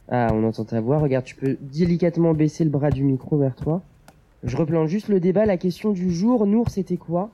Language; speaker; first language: French; native; French